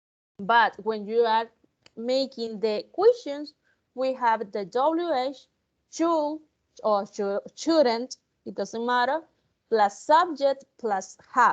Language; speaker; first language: English; non-native, fluent; Spanish